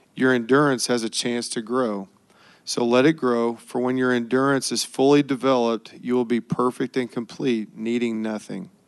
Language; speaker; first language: English; native; English